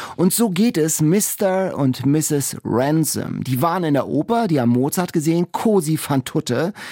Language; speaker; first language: German; native; German